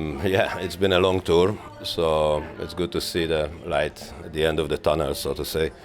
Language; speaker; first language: English; non-native, fluent; Hungarian